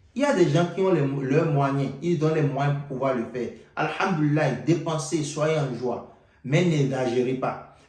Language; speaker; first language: French; non-native, local second language; Yoruba